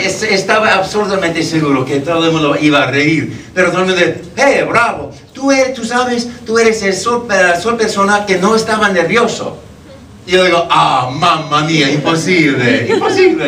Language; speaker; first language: Spanish; non-native, fluent; English